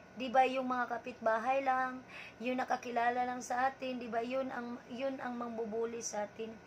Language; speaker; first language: Filipino; non-native, local second language; Cebuano